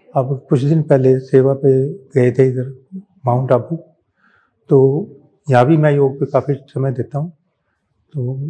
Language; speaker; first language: Hindi; native; Hindi